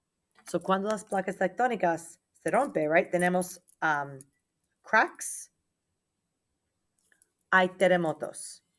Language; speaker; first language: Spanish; non-native, learner; English